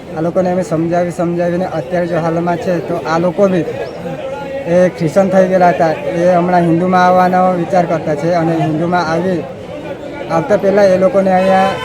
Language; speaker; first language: Gujarati; non-native, local second language; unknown